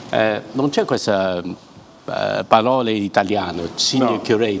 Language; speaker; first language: Italian; non-native, fluent; Chinese